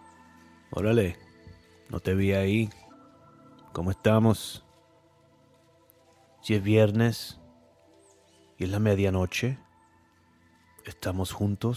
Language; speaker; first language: Spanish; early bilingual, heritage; Spanish